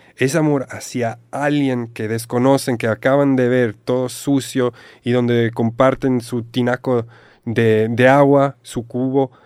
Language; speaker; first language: Spanish; non-native, fluent; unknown